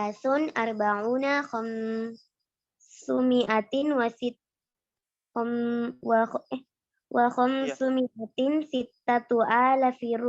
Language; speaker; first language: Arabic; non-native, learner; Indonesian